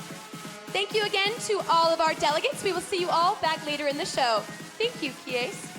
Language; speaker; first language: English; native; English